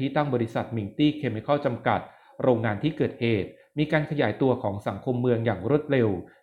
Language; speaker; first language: Thai; native; Thai